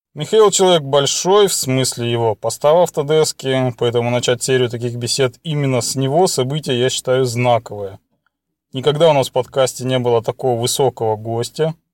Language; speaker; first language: Russian; native; Russian